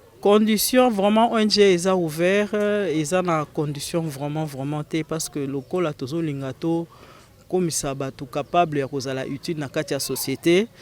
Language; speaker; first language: Lingala; native; Lingala